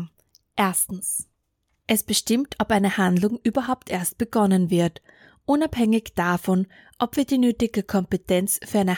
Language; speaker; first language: German; native; German